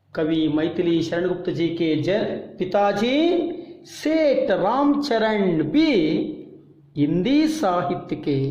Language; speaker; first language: Hindi; non-native, local second language; Kannada